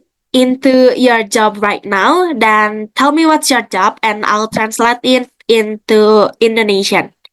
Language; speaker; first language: English; non-native, fluent; Indonesian